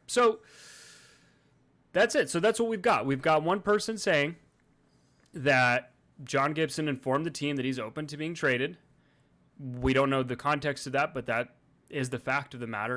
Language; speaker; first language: English; native; English